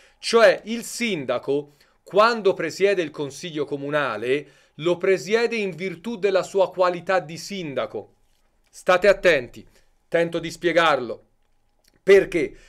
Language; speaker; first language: Italian; native; Italian